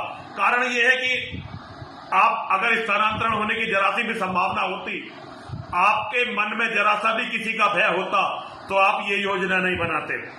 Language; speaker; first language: Hindi; native; Hindi